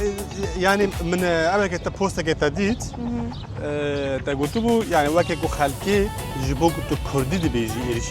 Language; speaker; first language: Kurdish; native; Kurdish